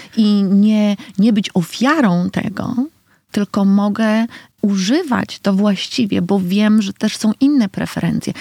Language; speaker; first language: Polish; native; Polish